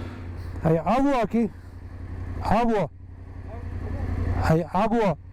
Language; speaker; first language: Spanish; non-native, learner; Persian